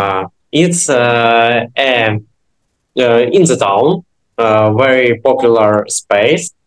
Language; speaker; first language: English; non-native, learner; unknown